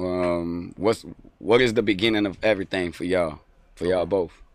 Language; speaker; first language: English; non-native, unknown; Portuguese